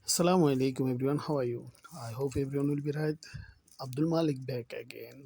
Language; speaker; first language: English; non-native, learner; Bangla